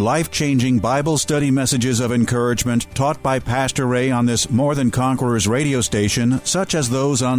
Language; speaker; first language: English; native; English